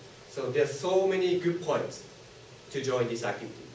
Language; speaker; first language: English; non-native, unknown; Japanese